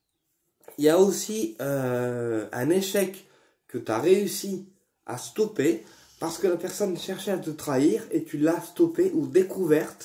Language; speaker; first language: French; native; French